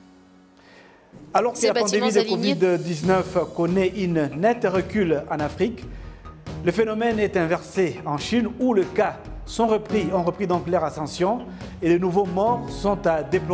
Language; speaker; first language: French; non-native, local second language; Kinyarwanda